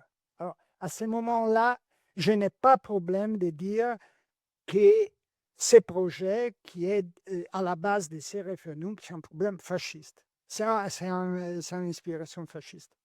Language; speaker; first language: French; non-native, learner; Italian